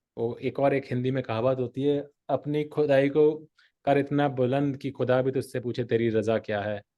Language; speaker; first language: Hindi; native; Hindi